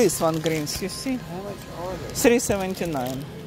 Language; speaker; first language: English; non-native, learner; Russian